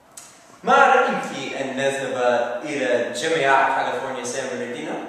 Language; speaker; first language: Arabic; non-native, learner; English